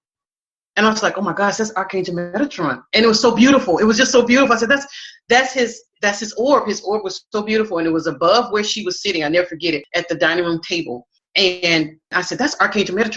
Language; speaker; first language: English; native; English